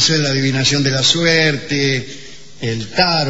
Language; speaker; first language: Spanish; native; Spanish